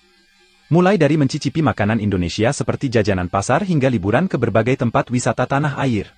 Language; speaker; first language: Indonesian; native; Indonesian